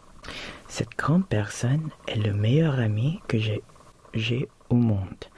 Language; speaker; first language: French; non-native, learner; Filipino